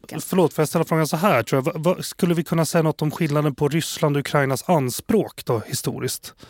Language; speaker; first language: Swedish; native; Swedish